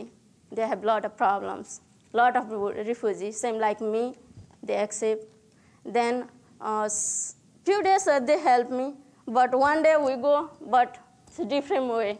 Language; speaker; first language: English; non-native, learner; Nepali